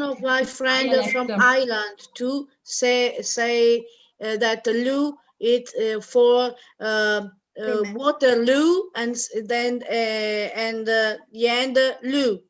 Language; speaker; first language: English; non-native, learner; Italian